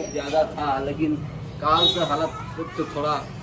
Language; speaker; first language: Hindi; non-native, local second language; Bangla